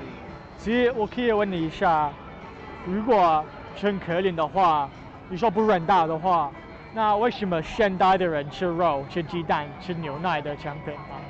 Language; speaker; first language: Chinese; non-native, learner; English